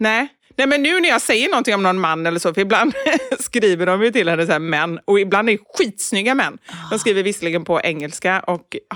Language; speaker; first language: Swedish; native; Swedish